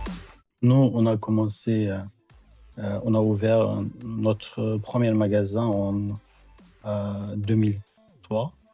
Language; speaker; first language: French; non-native, fluent; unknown